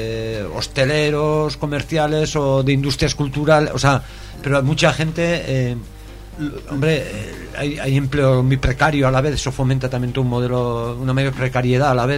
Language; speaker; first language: Spanish; native; Spanish